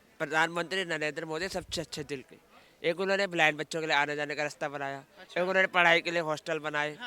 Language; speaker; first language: Hindi; native; Hindi